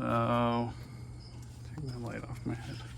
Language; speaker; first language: English; native; English